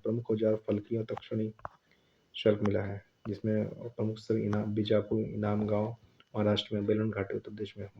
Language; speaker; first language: Hindi; native; Hindi